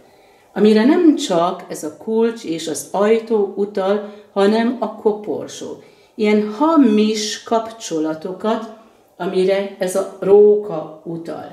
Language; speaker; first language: Hungarian; native; Hungarian